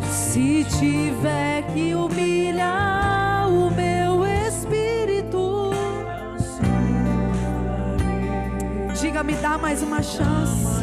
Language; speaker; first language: Portuguese; native; Portuguese